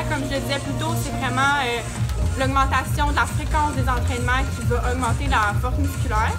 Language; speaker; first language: French; native; French